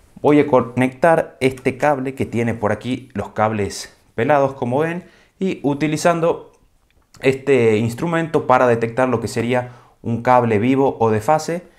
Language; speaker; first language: Spanish; native; Spanish